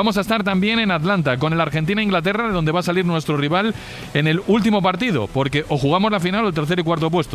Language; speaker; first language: Spanish; native; Spanish